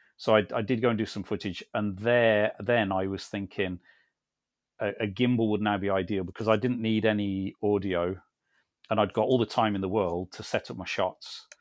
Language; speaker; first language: English; native; English